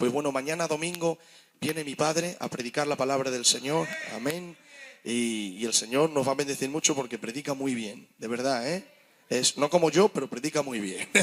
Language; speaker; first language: Spanish; native; Spanish